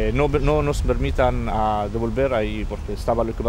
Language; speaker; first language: Spanish; non-native, fluent; Arabic